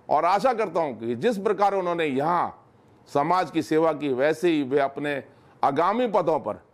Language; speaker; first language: Hindi; native; Hindi